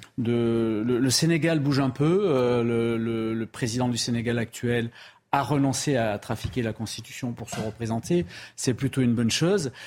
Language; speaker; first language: French; native; French